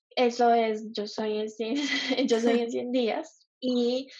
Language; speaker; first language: Spanish; native; Spanish